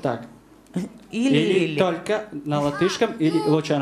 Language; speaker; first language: Russian; non-native, local second language; Latvian